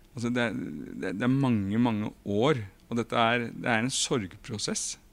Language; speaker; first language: Norwegian; native; Norwegian